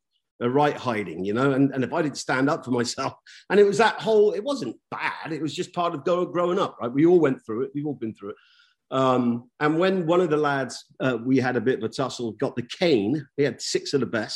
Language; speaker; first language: English; native; English